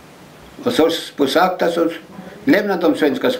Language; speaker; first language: Swedish; early bilingual, heritage; Swedish